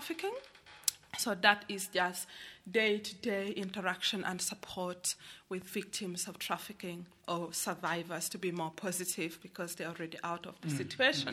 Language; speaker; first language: English; non-native, local second language; Acoli